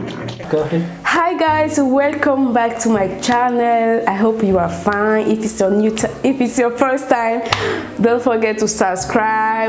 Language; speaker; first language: English; non-native, local second language; French